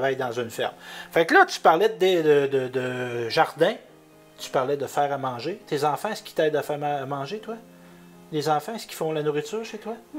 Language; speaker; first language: French; native; French